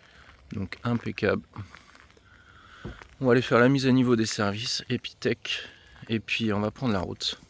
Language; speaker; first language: French; native; French